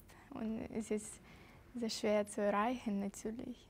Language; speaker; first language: German; non-native, fluent; Russian